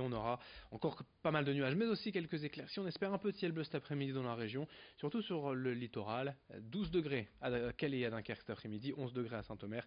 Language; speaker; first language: French; native; French